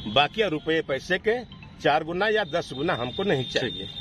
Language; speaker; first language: Hindi; native; Hindi